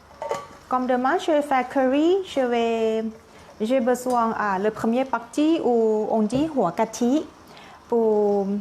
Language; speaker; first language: French; non-native, learner; Thai